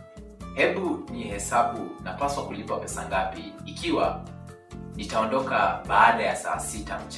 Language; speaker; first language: Chinese; non-native, learner; Swahili